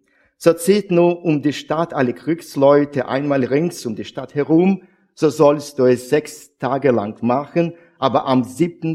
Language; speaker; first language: German; non-native, fluent; Russian